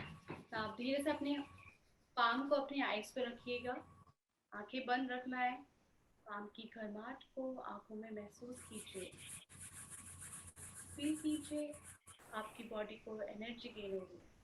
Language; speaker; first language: Hindi; native; Hindi